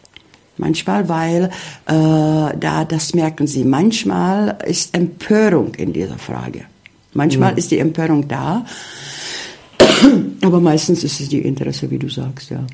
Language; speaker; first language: German; early bilingual, heritage; Czech